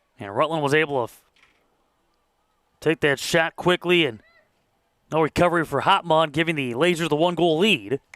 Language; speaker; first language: English; native; English